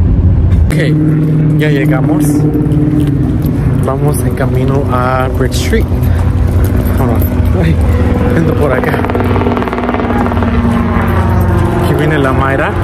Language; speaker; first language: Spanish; early bilingual, heritage; Spanish